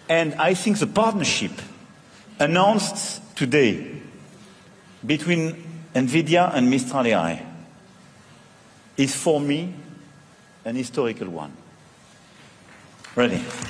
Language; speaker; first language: English; non-native, fluent; French